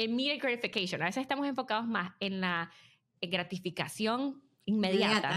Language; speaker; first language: Spanish; native; Spanish